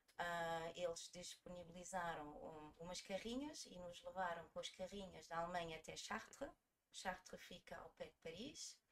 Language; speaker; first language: Portuguese; early bilingual, heritage; Portuguese